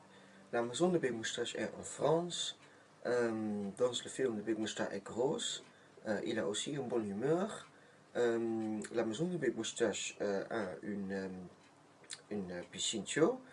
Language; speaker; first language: French; non-native, learner; Dutch